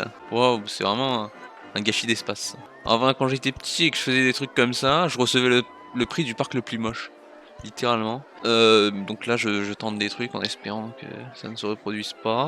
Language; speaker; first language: French; native; French